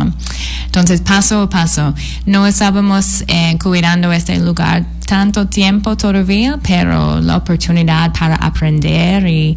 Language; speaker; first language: Spanish; non-native, fluent; English